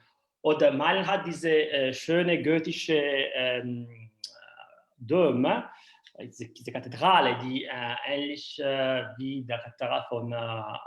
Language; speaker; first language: German; non-native, learner; Italian